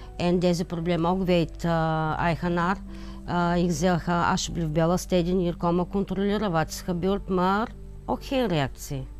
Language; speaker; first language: Dutch; non-native, learner; Bulgarian